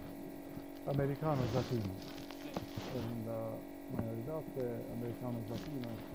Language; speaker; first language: Spanish; non-native, learner; Slovenian